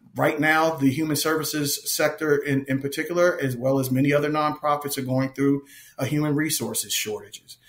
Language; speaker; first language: English; native; English